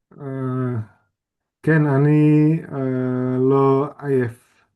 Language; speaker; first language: Hebrew; non-native, learner; Indonesian